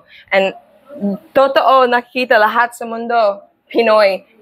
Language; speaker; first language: Filipino; non-native, learner; English